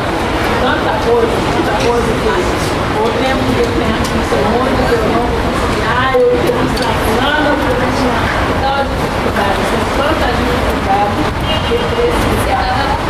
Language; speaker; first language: Portuguese; non-native, learner; Haitian Creole